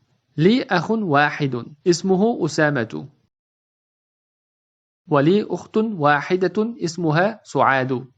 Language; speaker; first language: Arabic; non-native, fluent; English